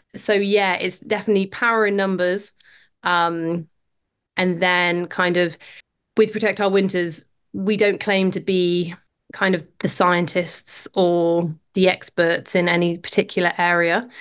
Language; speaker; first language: English; native; English